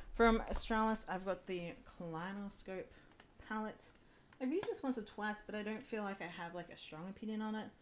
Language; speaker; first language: English; native; English